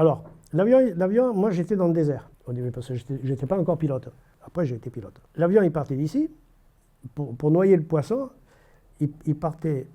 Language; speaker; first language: French; native; French